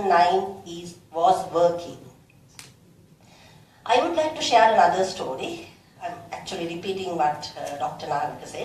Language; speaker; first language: English; non-native, local second language; Sinhala